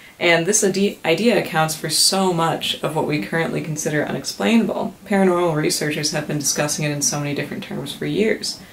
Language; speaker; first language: English; native; English